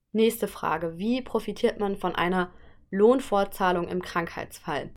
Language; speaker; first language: German; native; German